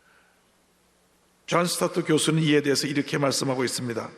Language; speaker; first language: Korean; native; Korean